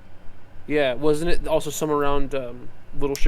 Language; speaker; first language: English; native; English